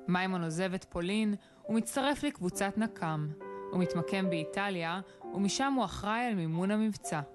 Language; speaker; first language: Hebrew; native; Hebrew